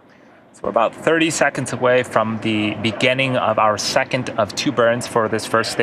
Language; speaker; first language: English; native; English